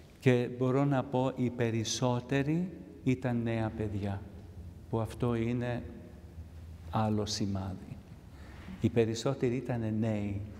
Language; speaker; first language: Greek; early bilingual, heritage; Greek